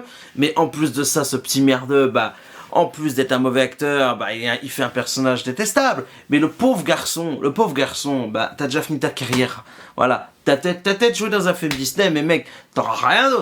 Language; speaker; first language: French; native; French